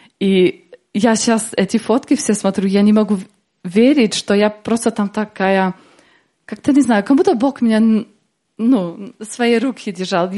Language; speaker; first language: Russian; early bilingual, heritage; Russian